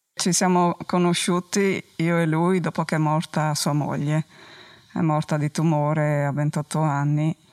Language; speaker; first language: Italian; non-native, local second language; Friulian